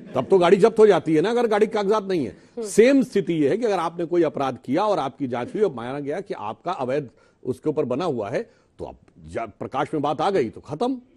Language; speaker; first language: Hindi; native; Hindi